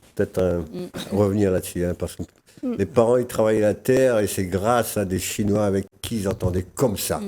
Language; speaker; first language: French; non-native, local second language; Réunion Creole French